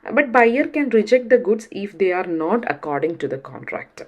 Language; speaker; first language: English; non-native, local second language; Malayalam